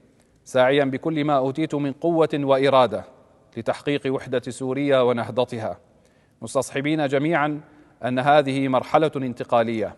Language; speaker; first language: Arabic; native; Arabic